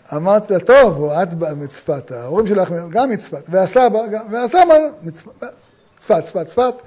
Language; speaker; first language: Hebrew; native; Hebrew